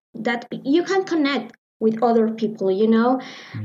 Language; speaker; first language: English; non-native, learner; Spanish